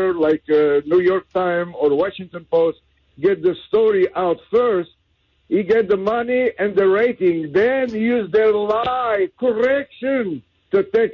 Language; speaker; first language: English; non-native, learner; French